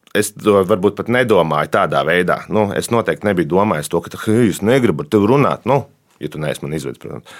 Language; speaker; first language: Latvian; native; Latvian